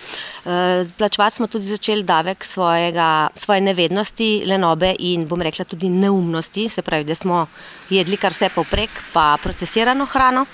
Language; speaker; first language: Slovenian; native; Slovenian